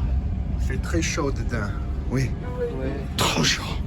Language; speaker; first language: French; non-native, learner; English